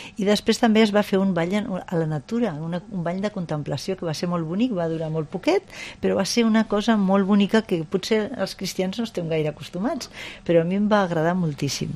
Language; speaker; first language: Catalan; non-native, local second language; Spanish